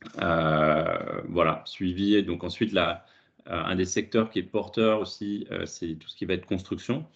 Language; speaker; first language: French; native; French